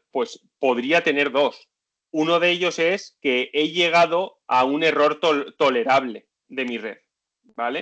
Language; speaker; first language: Spanish; native; Spanish